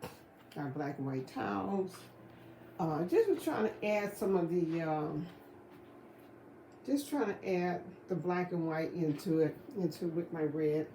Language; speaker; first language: English; native; English